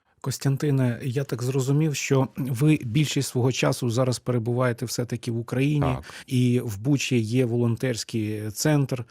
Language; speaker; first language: Ukrainian; native; Ukrainian